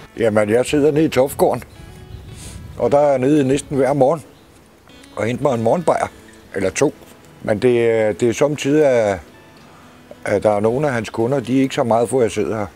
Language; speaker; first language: Danish; native; Danish